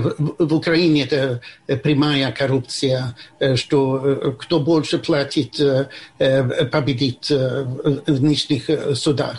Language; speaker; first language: Russian; non-native, fluent; Swedish